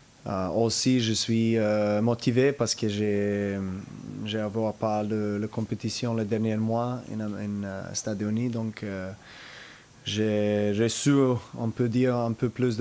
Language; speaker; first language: French; non-native, learner; Serbian